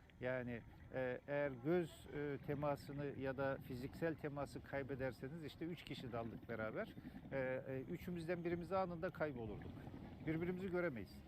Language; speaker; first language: Turkish; native; Turkish